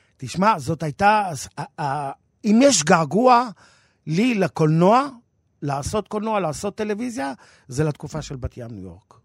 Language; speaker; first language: Hebrew; native; Hebrew